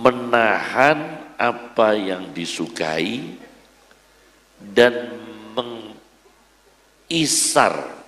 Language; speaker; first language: Indonesian; native; Indonesian